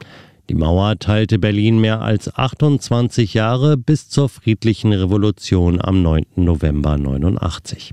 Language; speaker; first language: German; native; German